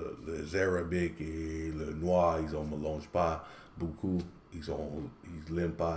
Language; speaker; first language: French; non-native, learner; English